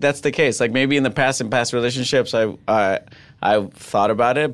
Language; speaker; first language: English; non-native, fluent; Spanish